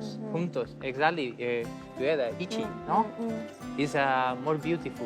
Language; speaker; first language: English; non-native, learner; Spanish